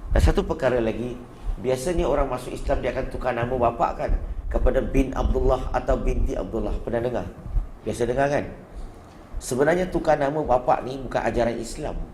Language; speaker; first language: Malay; non-native, local second language; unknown